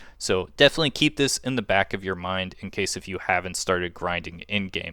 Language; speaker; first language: English; native; English